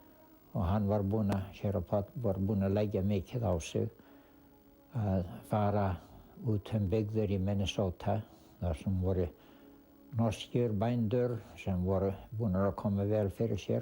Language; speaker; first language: Icelandic; early bilingual, heritage; Icelandic